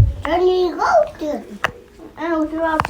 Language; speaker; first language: Russian; non-native, local second language; Kazakh